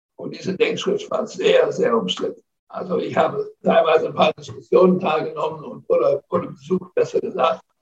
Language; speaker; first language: German; non-native, fluent; English